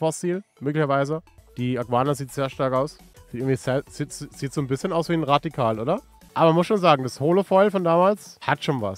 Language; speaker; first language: German; native; German